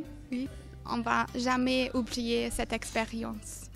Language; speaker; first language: French; non-native, fluent; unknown